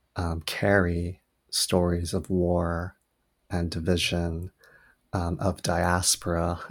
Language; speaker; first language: English; native; English